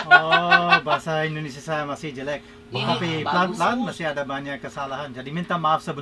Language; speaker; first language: Indonesian; non-native, fluent; English